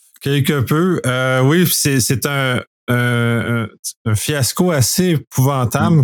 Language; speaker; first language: French; native; French